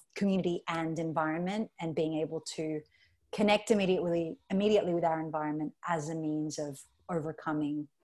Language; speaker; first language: English; native; English